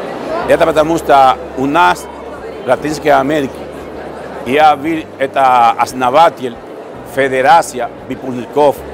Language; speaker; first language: Russian; non-native, fluent; Spanish